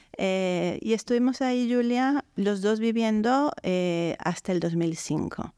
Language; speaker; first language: Spanish; native; Spanish